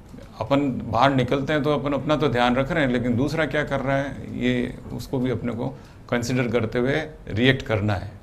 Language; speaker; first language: Hindi; native; Hindi